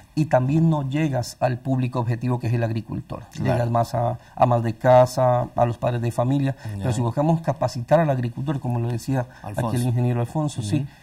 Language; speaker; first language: Spanish; native; Spanish